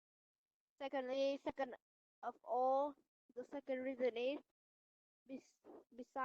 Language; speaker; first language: English; non-native, learner; Vietnamese